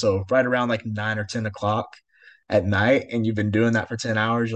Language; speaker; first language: English; native; English